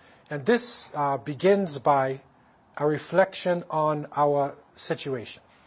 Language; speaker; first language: English; native; English